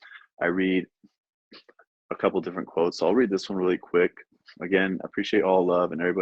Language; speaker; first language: English; native; English